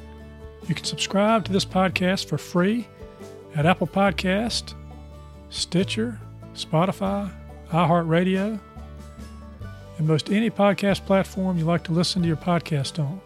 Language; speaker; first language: English; native; English